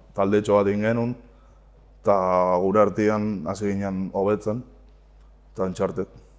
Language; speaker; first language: Basque; native; Basque